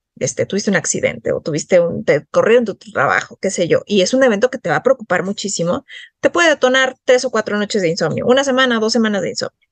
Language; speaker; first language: Spanish; native; Spanish